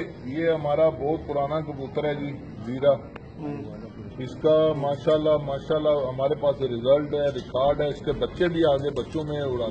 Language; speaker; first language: Hindi; non-native, local second language; Punjabi